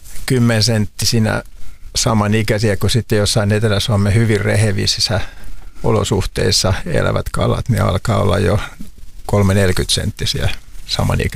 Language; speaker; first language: Finnish; native; Finnish